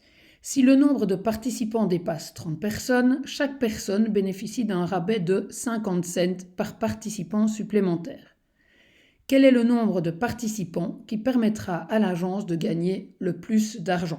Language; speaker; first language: French; native; French